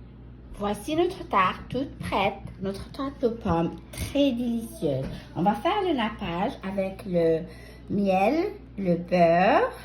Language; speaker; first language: French; non-native, fluent; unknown